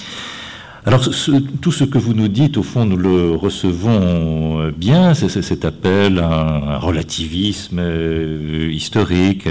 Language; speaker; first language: French; native; French